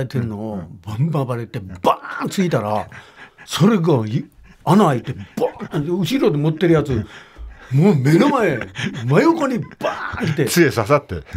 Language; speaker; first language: Japanese; native; Japanese